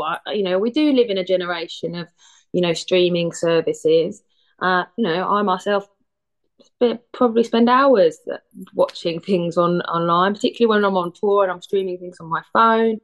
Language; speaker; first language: English; native; English